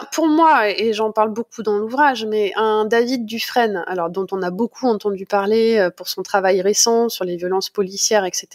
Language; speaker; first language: French; native; French